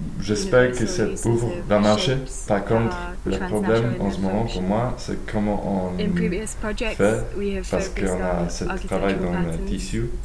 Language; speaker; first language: French; non-native, learner; Polish